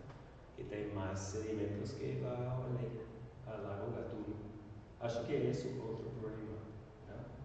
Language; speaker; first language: Portuguese; non-native, learner; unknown